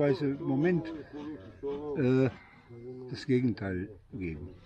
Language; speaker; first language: German; non-native, fluent; Bosnian